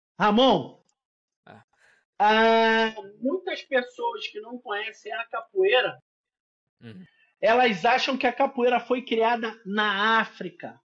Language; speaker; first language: Portuguese; native; Portuguese